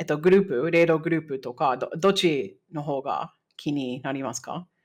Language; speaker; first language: Japanese; non-native, fluent; English